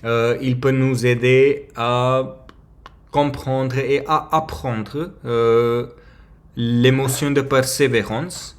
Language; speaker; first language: French; non-native, learner; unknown